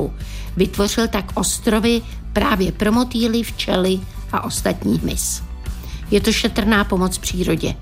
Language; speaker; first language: Czech; native; Czech